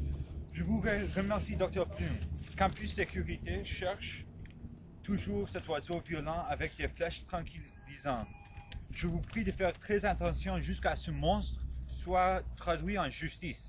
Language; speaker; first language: French; non-native, learner; English